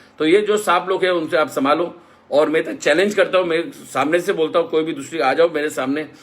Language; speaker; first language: Hindi; non-native, local second language; Marathi